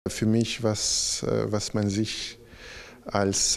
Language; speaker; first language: German; non-native, fluent; French